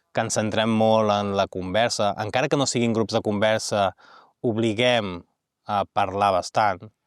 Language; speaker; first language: Catalan; native; Catalan